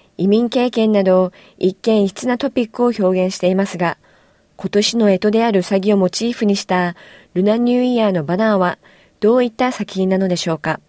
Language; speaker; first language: Japanese; native; Japanese